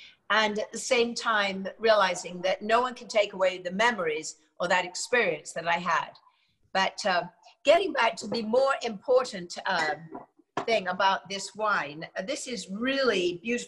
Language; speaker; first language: English; native; English